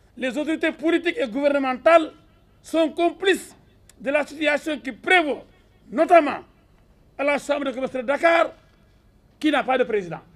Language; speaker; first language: French; non-native, local second language; Wolof